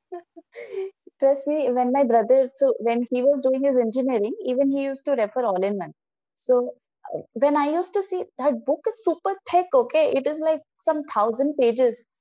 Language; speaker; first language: English; non-native, local second language; Hindi